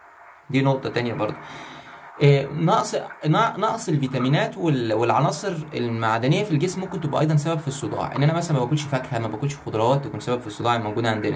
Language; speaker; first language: Arabic; native; Arabic